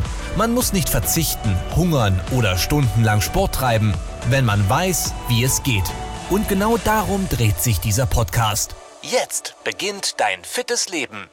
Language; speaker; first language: German; native; German